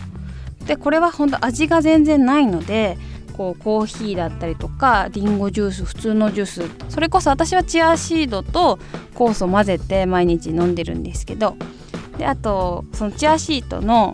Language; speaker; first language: Japanese; native; Japanese